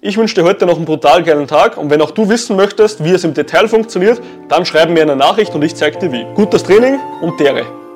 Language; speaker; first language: German; native; German